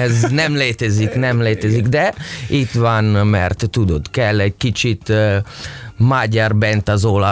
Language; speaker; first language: Hungarian; non-native, learner; Italian